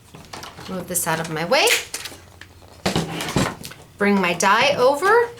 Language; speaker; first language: English; native; English